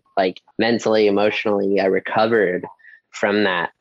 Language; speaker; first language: English; native; English